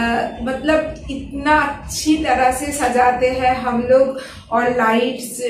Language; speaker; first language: Hindi; non-native, local second language; Bangla